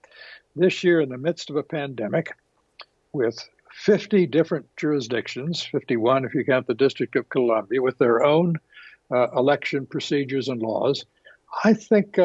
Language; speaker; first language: English; native; English